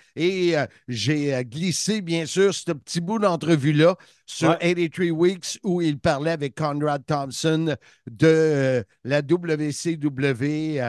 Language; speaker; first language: French; native; French